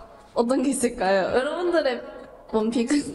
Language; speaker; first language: Korean; native; Korean